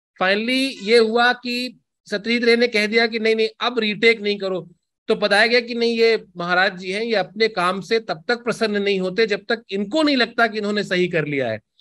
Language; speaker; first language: Hindi; native; Hindi